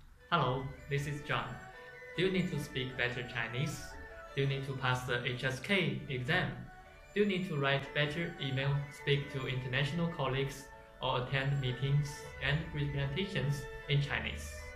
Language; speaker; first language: English; non-native, fluent; Chinese